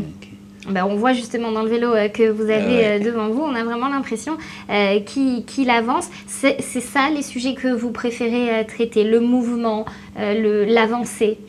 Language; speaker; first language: French; native; French